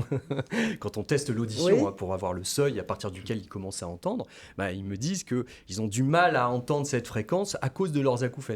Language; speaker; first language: French; native; French